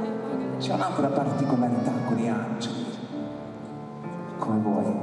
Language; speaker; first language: Italian; non-native, fluent; English